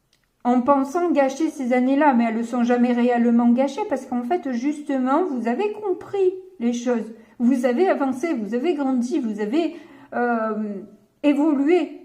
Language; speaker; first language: French; native; French